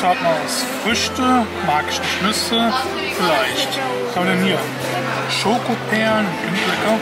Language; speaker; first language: German; native; German